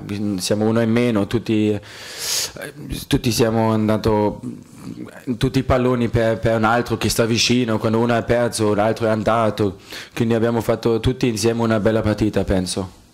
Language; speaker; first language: Italian; non-native, fluent; German